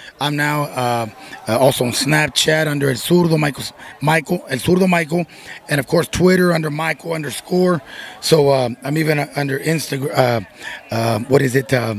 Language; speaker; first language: English; early bilingual, other home language; Spanish